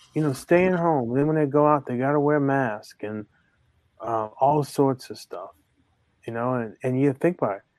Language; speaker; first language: English; native; English